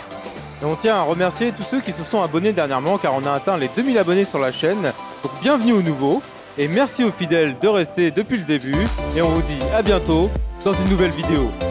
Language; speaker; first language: French; native; French